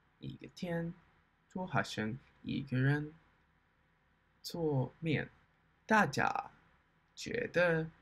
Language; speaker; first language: Chinese; non-native, learner; English